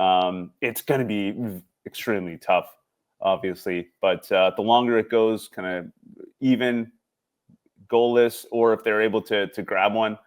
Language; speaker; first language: English; native; English